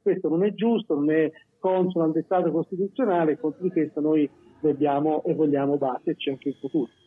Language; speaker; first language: Italian; native; Italian